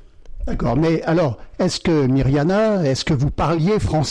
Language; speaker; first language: French; native; French